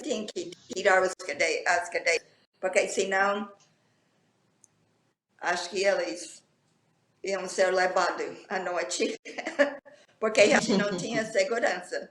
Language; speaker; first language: Portuguese; non-native, fluent; English